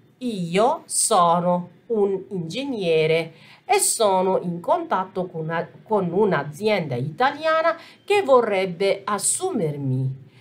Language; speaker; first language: Italian; non-native, fluent; Arabic